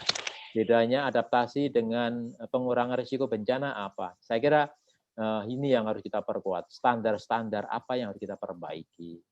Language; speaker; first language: Indonesian; native; Indonesian